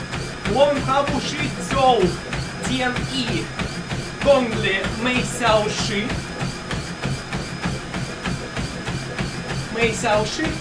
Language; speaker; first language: Chinese; non-native, learner; Russian